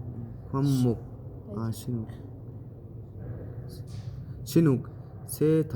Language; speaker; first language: Korean; non-native, learner; Mongolian